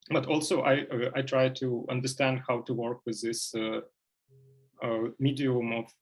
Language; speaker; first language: English; non-native, fluent; Ukrainian